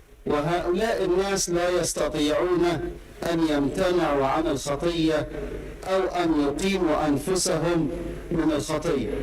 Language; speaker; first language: Arabic; native; Arabic